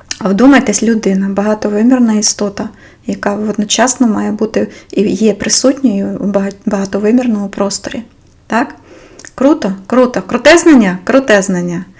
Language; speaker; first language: Ukrainian; non-native, local second language; Russian